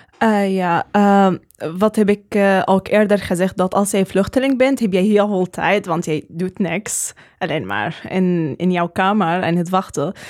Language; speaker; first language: Dutch; non-native, learner; Arabic